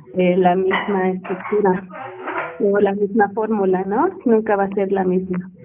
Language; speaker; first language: Spanish; native; Spanish